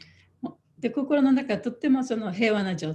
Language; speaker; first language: Japanese; native; Japanese